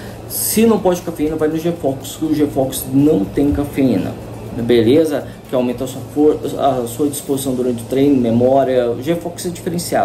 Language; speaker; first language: Portuguese; native; Portuguese